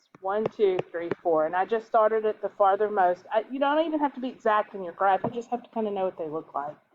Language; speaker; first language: English; native; English